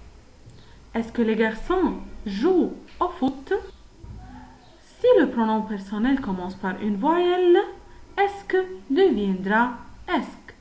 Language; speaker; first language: French; non-native, fluent; Arabic